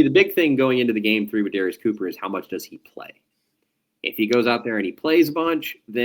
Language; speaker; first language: English; native; English